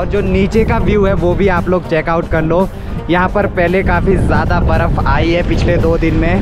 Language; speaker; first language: Hindi; non-native, local second language; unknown